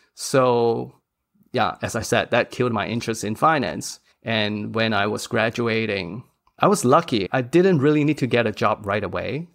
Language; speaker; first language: English; non-native, local second language; Cantonese